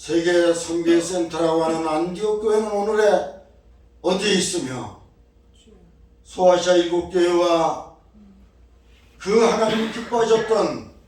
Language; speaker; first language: Korean; native; Korean